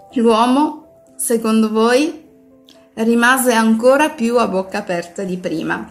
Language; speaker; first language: Italian; native; Italian